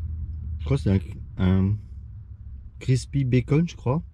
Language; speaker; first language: French; native; French